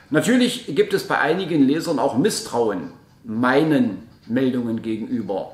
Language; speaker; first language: German; native; German